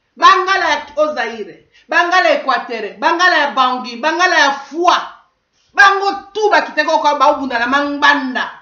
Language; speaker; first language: Lingala; non-native, local second language; Kongo